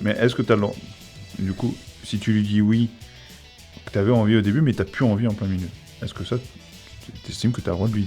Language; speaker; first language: French; native; French